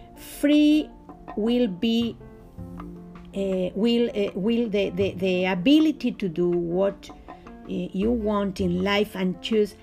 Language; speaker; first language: English; non-native, learner; Spanish